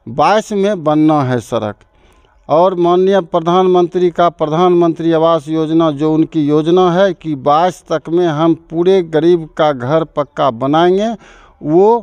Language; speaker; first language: Hindi; native; Hindi